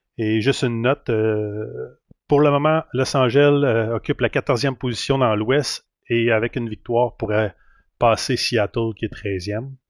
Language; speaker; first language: French; native; French